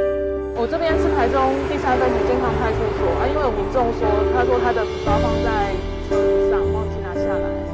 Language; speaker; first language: Chinese; native; Chinese